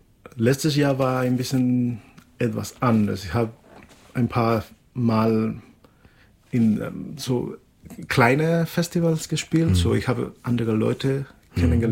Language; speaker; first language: German; non-native, fluent; Spanish